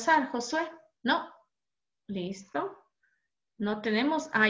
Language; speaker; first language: Spanish; native; Spanish